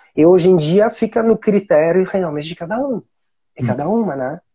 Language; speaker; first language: Portuguese; non-native, fluent; French